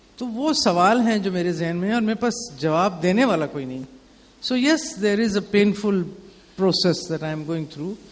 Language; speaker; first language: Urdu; non-native, local second language; Punjabi